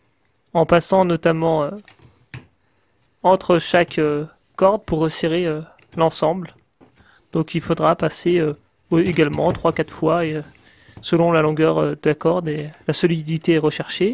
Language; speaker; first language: French; native; French